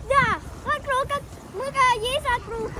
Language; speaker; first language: Russian; early bilingual, other home language; Tajik